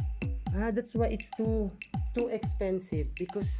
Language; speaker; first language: English; non-native, local second language; Filipino